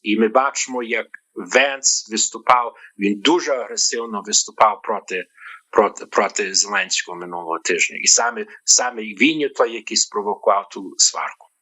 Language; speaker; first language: Ukrainian; early bilingual, heritage; Ukrainian